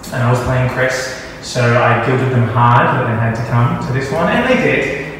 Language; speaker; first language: English; native; English